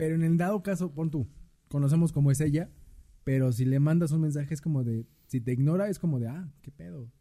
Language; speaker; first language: Spanish; native; Spanish